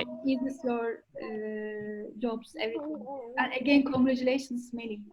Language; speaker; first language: English; non-native, fluent; Turkish